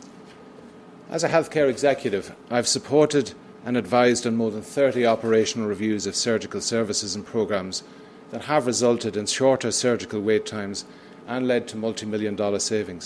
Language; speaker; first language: English; native; English